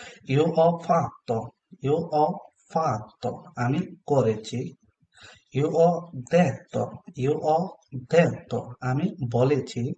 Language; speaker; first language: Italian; non-native, learner; Bangla